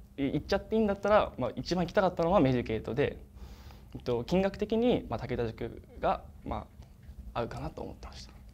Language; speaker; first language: Japanese; native; Japanese